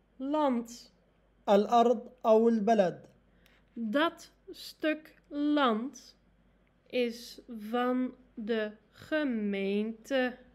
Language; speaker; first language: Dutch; non-native, fluent; Arabic